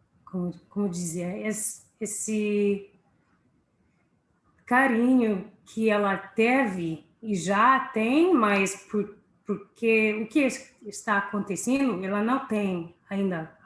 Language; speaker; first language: Portuguese; non-native, fluent; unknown